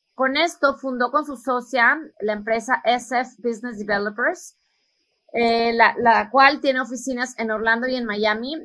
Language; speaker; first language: Spanish; native; Spanish